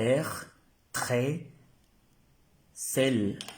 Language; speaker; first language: French; non-native, fluent; Spanish